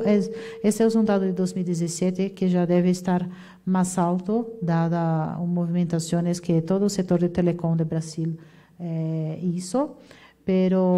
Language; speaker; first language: Spanish; non-native, fluent; Portuguese